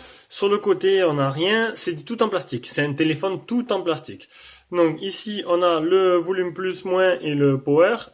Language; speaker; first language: French; native; French